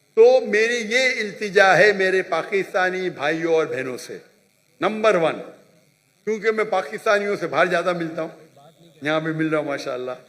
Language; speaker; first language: Hindi; non-native, local second language; Konkani